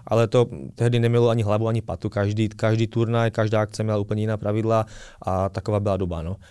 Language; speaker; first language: Czech; early bilingual, other home language; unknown